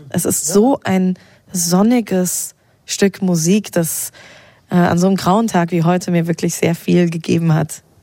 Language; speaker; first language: German; native; German